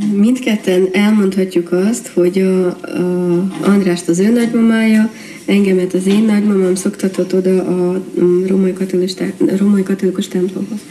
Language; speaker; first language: Hungarian; native; Hungarian